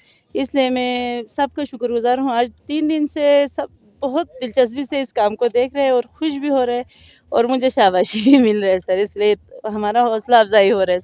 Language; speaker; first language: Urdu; non-native, local second language; Balti